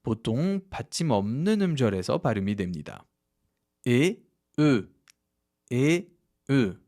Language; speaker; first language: Korean; non-native, fluent; French